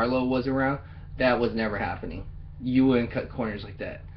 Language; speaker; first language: English; native; English